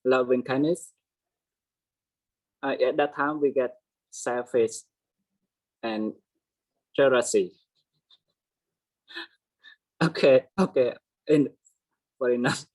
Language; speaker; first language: English; non-native, learner; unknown